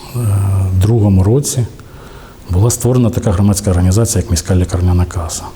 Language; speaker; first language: Ukrainian; native; Ukrainian